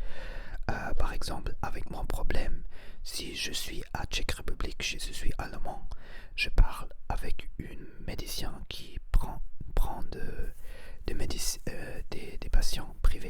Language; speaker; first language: French; non-native, learner; Spanish